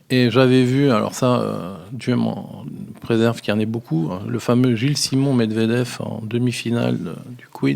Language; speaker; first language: French; native; French